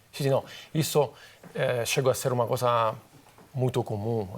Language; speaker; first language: Portuguese; non-native, fluent; Italian